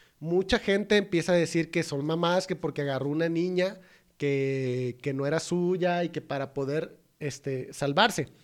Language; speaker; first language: Spanish; native; Spanish